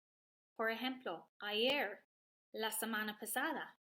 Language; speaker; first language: Spanish; non-native, learner; English